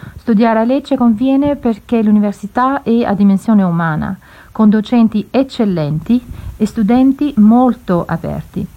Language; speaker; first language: Italian; non-native, fluent; Albanian